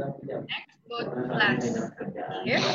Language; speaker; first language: English; non-native, local second language; Indonesian